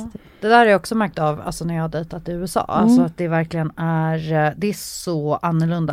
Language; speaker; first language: Swedish; native; Swedish